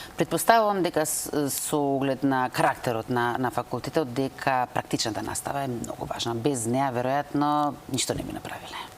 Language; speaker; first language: Macedonian; native; Macedonian